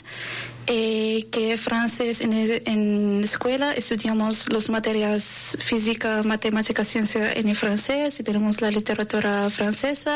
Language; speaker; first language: Spanish; non-native, learner; Arabic